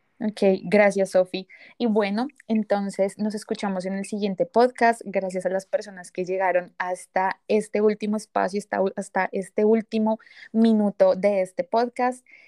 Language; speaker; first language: Spanish; native; Spanish